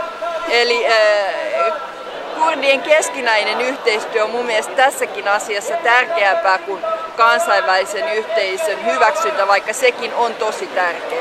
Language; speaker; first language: Finnish; native; Finnish